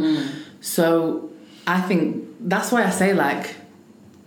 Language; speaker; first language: English; native; English